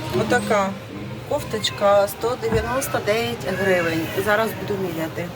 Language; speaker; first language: Ukrainian; non-native, local second language; Russian